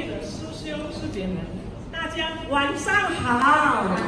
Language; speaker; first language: Chinese; early bilingual, heritage; Chinese